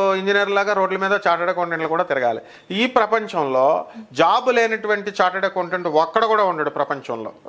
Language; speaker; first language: Telugu; native; Telugu